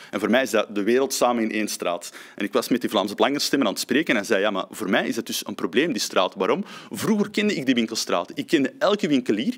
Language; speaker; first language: Dutch; early bilingual, other home language; Arabic